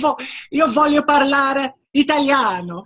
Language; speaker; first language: Italian; non-native, learner; English